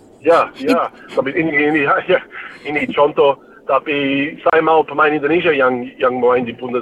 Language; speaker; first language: Indonesian; non-native, fluent; English